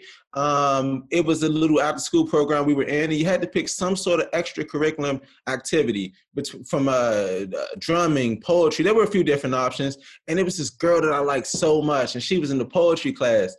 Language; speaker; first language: English; native; English